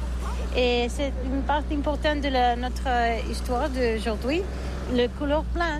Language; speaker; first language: French; non-native, learner; Catalan